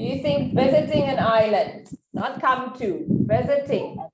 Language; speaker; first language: English; non-native, fluent; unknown